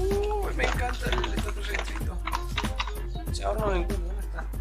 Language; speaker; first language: Spanish; native; Spanish